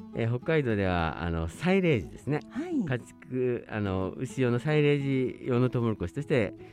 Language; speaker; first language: Japanese; native; Japanese